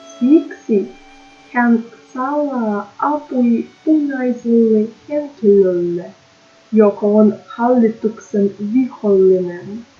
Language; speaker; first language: Finnish; non-native, learner; Russian